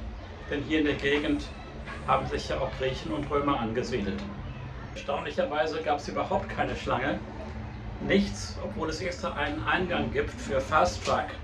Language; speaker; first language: German; native; German